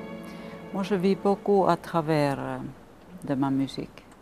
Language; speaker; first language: French; non-native, fluent; Finnish